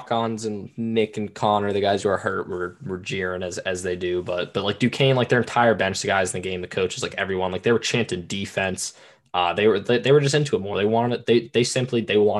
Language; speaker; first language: English; native; English